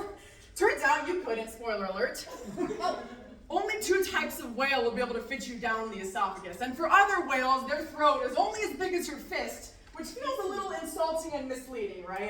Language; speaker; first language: English; native; English